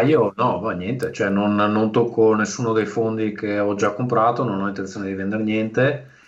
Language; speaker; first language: Italian; native; Italian